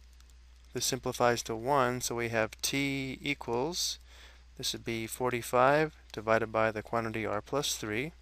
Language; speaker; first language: English; native; English